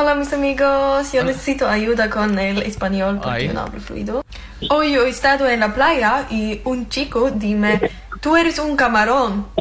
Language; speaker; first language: Spanish; non-native, learner; Swedish